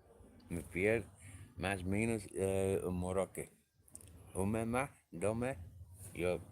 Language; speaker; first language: Spanish; non-native, learner; English